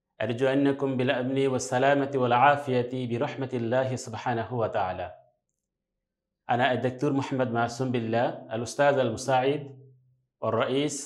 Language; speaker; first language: Arabic; non-native, fluent; Bangla